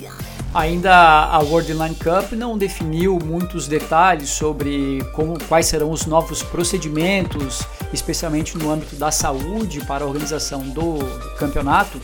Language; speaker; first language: Portuguese; native; Portuguese